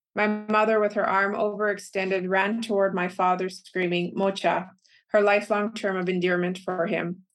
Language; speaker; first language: English; native; English